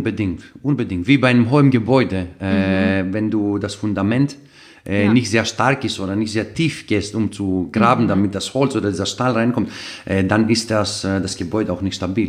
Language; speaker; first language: German; non-native, fluent; Greek